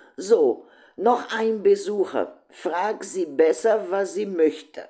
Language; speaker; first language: German; non-native, fluent; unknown